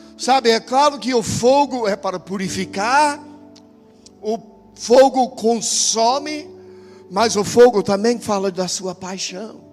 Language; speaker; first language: Portuguese; non-native, fluent; English